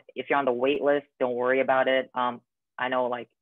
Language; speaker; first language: English; native; English